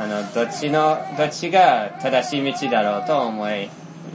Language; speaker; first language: Japanese; non-native, fluent; Finnish